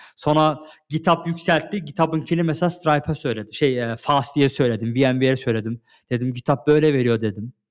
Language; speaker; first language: Turkish; early bilingual, heritage; Turkish